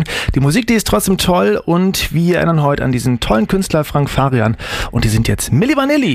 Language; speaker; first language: German; native; German